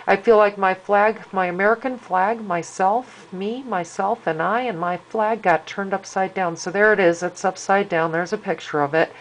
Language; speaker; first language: English; native; English